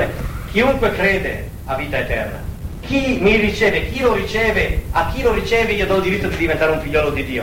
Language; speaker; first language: Italian; native; Italian